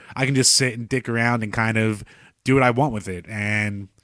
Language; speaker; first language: English; native; English